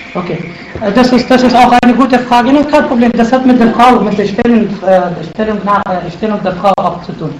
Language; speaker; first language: German; non-native, fluent; Arabic